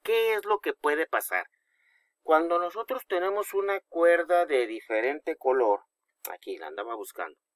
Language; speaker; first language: Spanish; native; Spanish